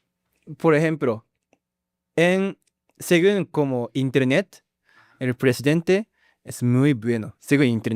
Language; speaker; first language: Spanish; non-native, learner; Japanese